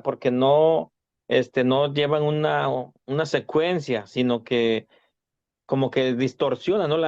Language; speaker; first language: Spanish; native; Spanish